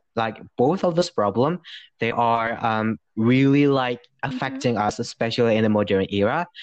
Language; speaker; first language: English; non-native, fluent; Indonesian